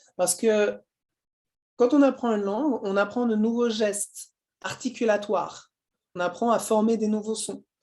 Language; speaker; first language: French; native; French